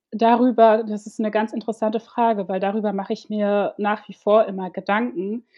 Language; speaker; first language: German; early bilingual, other home language; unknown